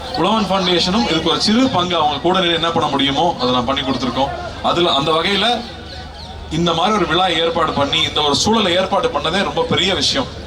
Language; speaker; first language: Tamil; native; Tamil